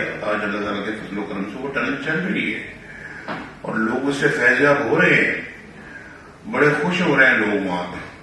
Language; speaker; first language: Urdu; non-native, local second language; Punjabi